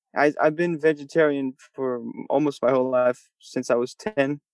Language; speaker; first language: English; non-native, fluent; Portuguese